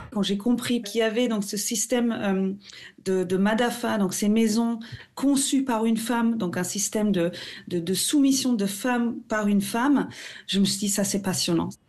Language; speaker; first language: French; non-native, fluent; German